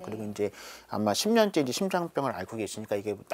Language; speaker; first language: Korean; native; Korean